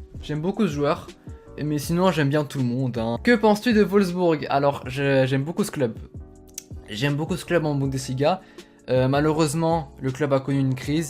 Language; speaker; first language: French; native; French